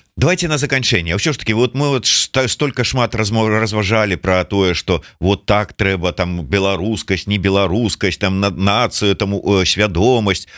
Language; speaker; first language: Belarusian; non-native, local second language; Russian